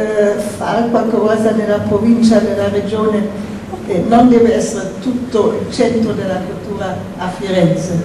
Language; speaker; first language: Italian; non-native, fluent; German